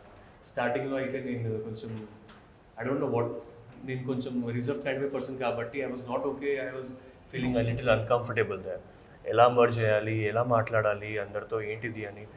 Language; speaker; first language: Telugu; non-native, fluent; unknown